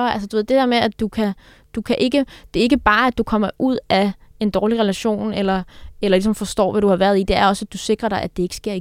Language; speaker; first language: Danish; native; Danish